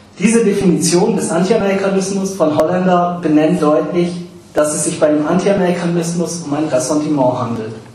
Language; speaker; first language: German; early bilingual, other home language; English